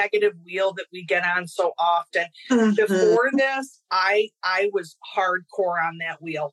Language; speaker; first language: English; native; English